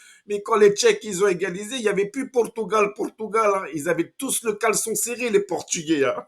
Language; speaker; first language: French; native; French